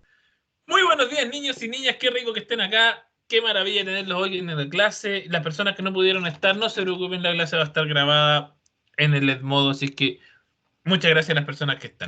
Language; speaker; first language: Spanish; native; Spanish